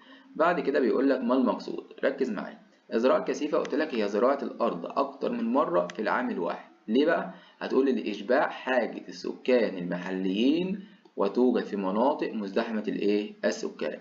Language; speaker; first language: Arabic; native; Arabic